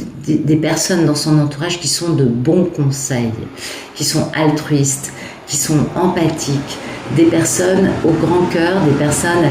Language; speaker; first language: French; native; French